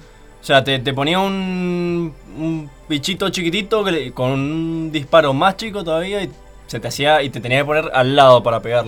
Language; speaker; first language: Spanish; native; Spanish